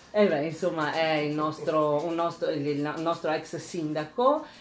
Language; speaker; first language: Italian; native; Italian